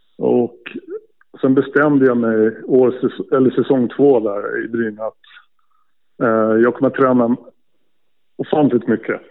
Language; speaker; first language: Swedish; native; Swedish